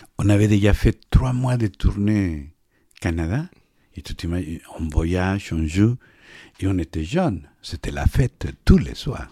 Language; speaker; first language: French; non-native, fluent; Spanish